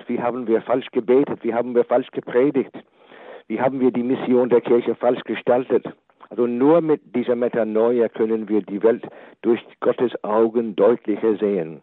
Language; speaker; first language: German; non-native, fluent; English